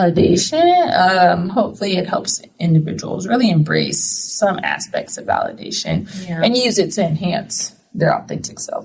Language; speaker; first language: English; native; English